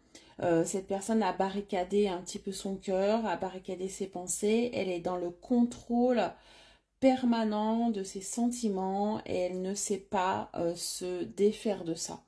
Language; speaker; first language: French; native; French